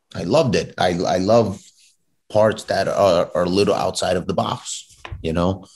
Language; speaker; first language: English; native; English